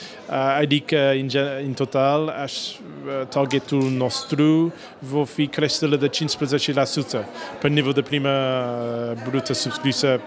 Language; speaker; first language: Romanian; non-native, learner; English